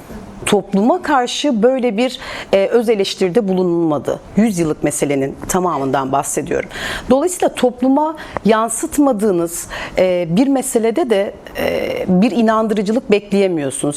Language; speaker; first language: Turkish; native; Turkish